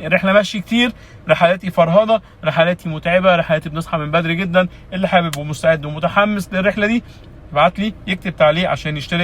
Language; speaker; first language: Arabic; native; Arabic